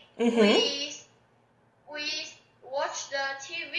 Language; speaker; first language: English; non-native, learner; Chinese